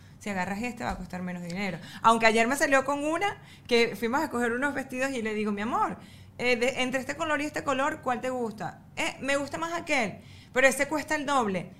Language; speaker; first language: Spanish; native; Spanish